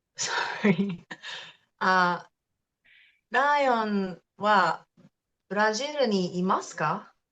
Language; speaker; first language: Japanese; non-native, fluent; English